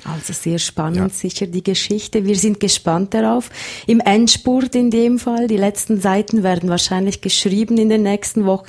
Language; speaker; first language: German; native; German